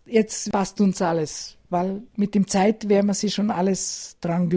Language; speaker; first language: German; non-native, learner; Macedonian